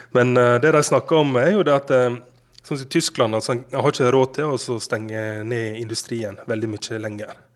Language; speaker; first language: Norwegian; native; Norwegian